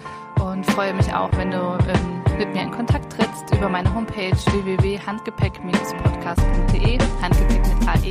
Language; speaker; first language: German; native; German